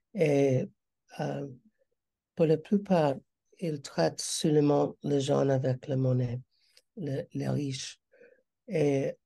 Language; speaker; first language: French; non-native, learner; English